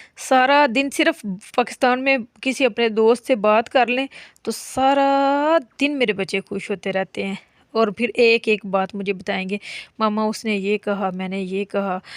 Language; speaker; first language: Urdu; non-native, local second language; Punjabi